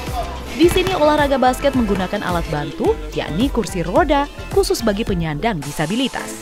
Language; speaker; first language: Indonesian; native; Indonesian